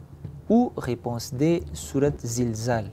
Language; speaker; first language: French; native; French